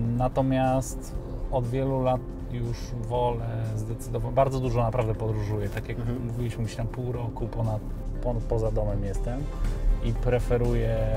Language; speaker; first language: Polish; early bilingual, heritage; Polish